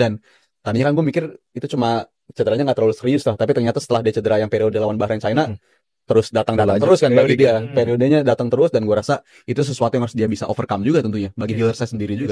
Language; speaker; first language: Indonesian; native; Indonesian